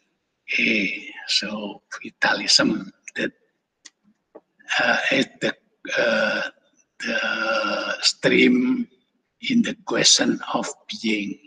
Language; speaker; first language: English; non-native, fluent; Indonesian